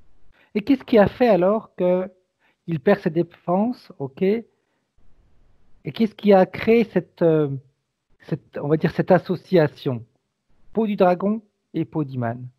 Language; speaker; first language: French; native; French